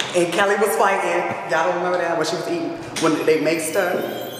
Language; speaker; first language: English; native; English